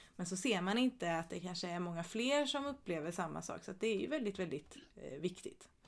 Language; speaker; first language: Swedish; native; Swedish